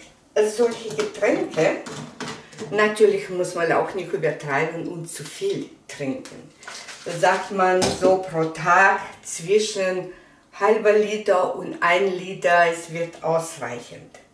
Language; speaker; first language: German; non-native, fluent; Russian